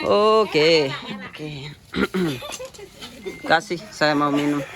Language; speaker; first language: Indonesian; non-native, learner; Urdu